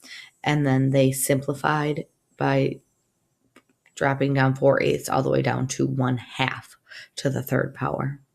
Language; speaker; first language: English; native; English